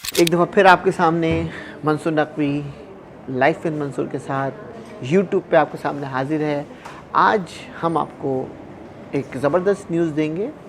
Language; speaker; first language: Urdu; native; Urdu